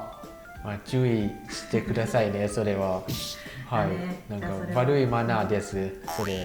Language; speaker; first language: Japanese; non-native, fluent; Thai